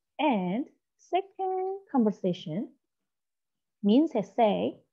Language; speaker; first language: English; non-native, learner; Korean